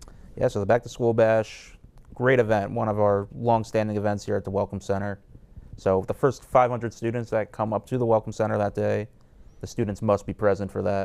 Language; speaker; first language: English; native; English